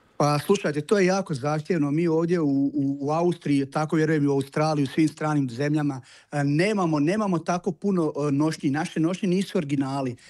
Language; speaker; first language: Croatian; native; Croatian